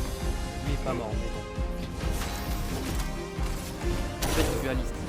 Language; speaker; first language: French; native; French